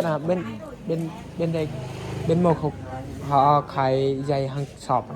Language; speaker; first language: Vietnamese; non-native, learner; Thai